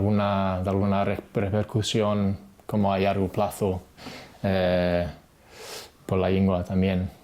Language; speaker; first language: Spanish; non-native, fluent; English